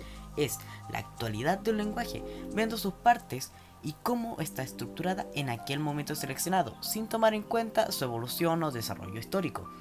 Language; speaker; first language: Spanish; native; Spanish